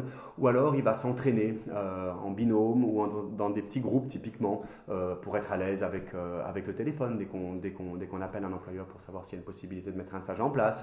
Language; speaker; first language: French; native; French